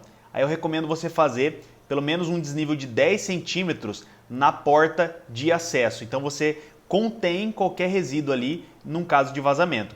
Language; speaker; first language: Portuguese; native; Portuguese